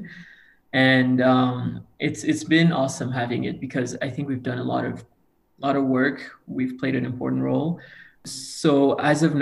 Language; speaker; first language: English; non-native, local second language; Kinyarwanda